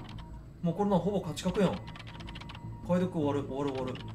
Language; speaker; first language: Japanese; native; Japanese